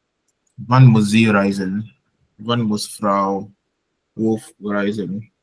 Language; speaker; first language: German; non-native, learner; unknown